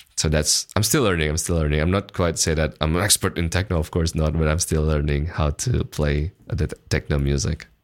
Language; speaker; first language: English; non-native, fluent; Indonesian